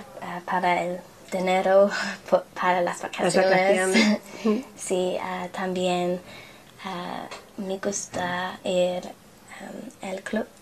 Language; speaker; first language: Spanish; non-native, learner; English